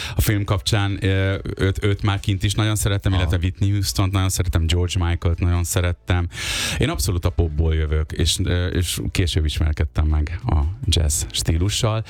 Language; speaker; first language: Hungarian; early bilingual, other home language; Urdu